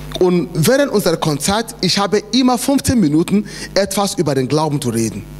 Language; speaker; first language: German; non-native, fluent; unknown